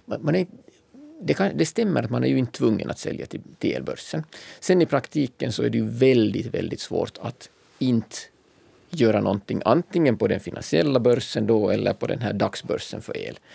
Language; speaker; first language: Swedish; native; Swedish